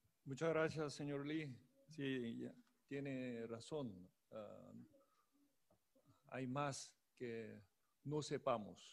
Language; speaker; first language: Spanish; non-native, fluent; Korean